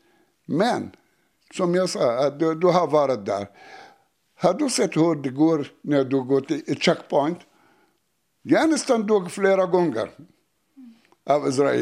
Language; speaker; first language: Swedish; non-native, learner; Arabic